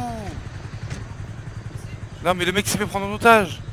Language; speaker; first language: French; native; French